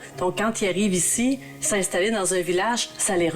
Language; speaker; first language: French; native; French